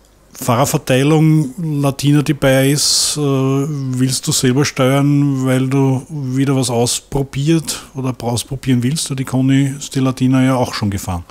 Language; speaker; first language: German; native; German